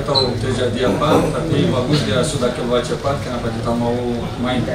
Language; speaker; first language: Indonesian; non-native, learner; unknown